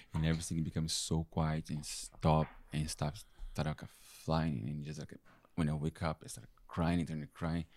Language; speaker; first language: English; non-native, learner; Portuguese